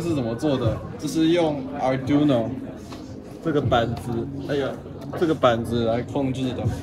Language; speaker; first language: Chinese; native; Chinese